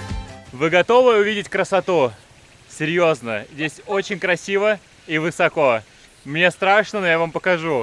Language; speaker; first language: Russian; native; Russian